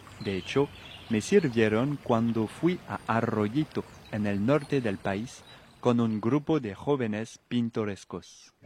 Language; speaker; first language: Spanish; non-native, fluent; French